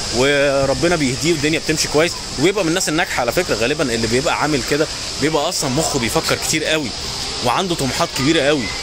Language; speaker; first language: Arabic; native; Arabic